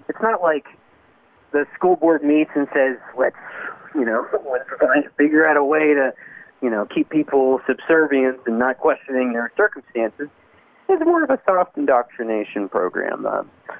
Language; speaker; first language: English; native; English